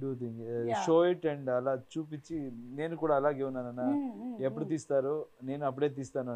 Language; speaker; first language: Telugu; non-native, fluent; Kannada